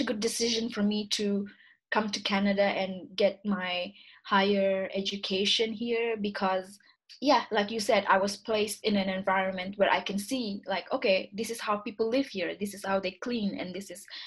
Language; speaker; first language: English; non-native, fluent; Indonesian